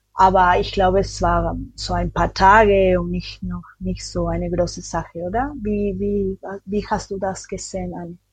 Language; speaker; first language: German; non-native, learner; Spanish